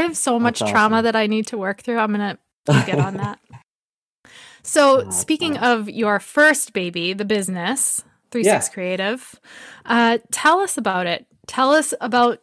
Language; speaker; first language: English; native; English